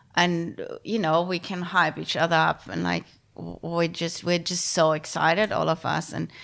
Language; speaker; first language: English; non-native, fluent; German